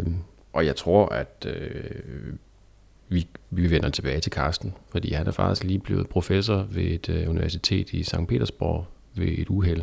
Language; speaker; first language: Danish; native; Danish